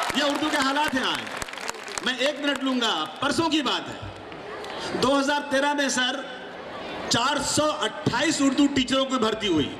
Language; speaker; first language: Urdu; native; Urdu